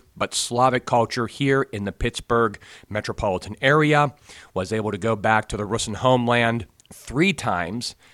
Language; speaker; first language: English; native; English